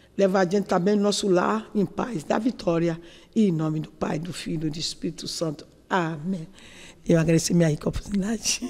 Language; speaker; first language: Portuguese; non-native, learner; Yoruba